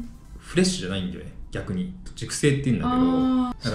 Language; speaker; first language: Japanese; native; Japanese